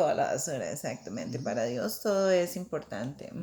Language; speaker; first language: Spanish; native; Spanish